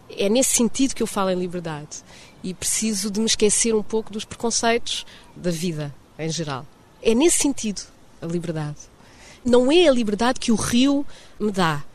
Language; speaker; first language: Portuguese; native; Portuguese